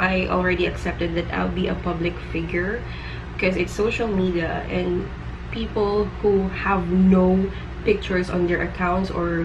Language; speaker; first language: English; non-native, local second language; Filipino